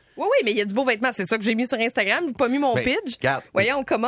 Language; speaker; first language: French; native; French